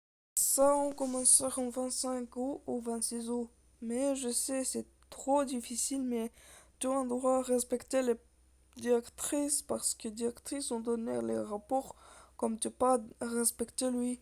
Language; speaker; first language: French; non-native, learner; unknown